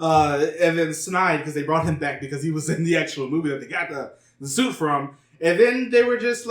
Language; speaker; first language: English; native; English